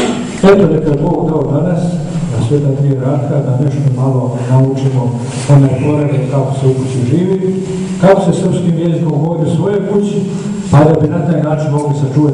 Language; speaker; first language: Bosnian; native; Bosnian